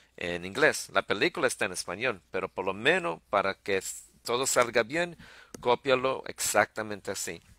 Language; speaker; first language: Spanish; early bilingual, heritage; Spanish